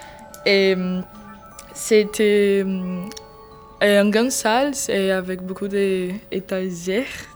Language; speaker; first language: French; non-native, learner; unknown